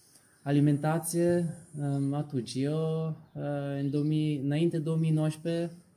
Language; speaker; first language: Romanian; non-native, learner; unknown